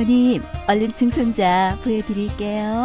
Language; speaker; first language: Korean; native; Korean